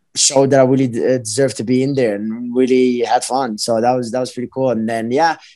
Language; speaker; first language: English; early bilingual, other home language; Arabic